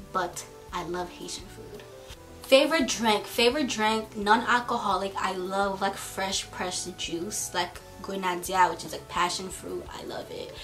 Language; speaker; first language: English; early bilingual, other home language; Haitian Creole